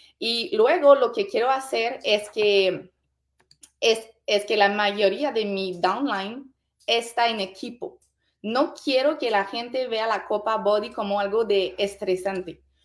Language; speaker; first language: Spanish; non-native, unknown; French